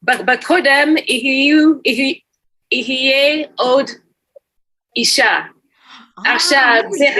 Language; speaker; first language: Hebrew; non-native, learner; English